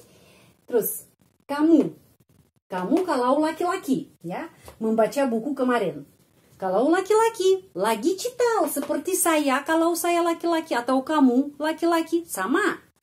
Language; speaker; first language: Indonesian; non-native, fluent; Russian